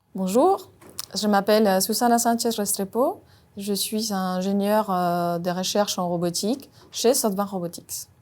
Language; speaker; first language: French; non-native, fluent; Spanish